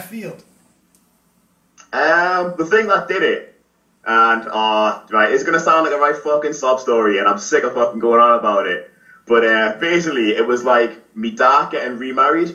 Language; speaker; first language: English; native; English